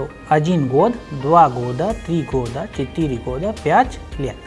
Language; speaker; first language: Russian; non-native, fluent; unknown